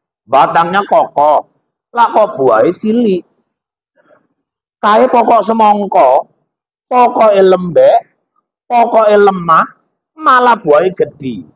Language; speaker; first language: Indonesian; native; Indonesian